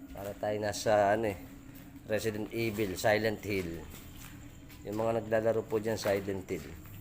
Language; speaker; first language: Filipino; native; Filipino